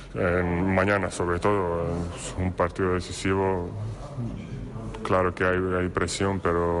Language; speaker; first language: Spanish; non-native, fluent; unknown